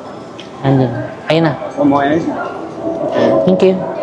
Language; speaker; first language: Filipino; native; Filipino